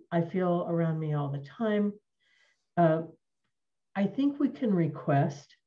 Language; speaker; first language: English; native; English